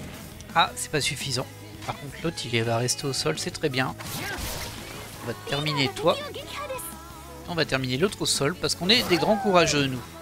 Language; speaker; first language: French; native; French